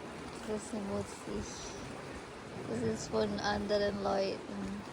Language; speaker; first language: German; non-native, learner; Cebuano